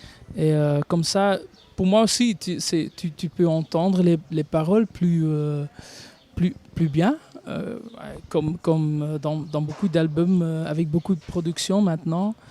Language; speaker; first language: French; non-native, local second language; Dutch